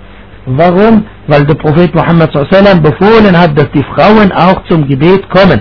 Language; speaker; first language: German; non-native, fluent; Arabic